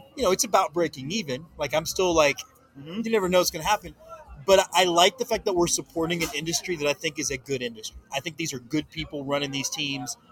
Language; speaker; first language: English; native; English